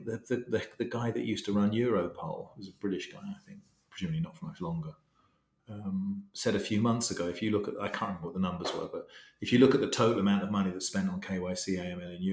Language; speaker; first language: English; native; English